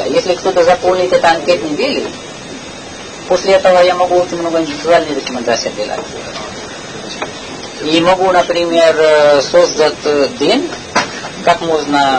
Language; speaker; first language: Russian; non-native, learner; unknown